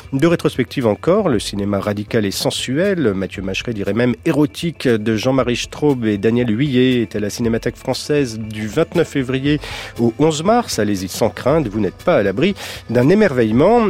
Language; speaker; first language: French; native; French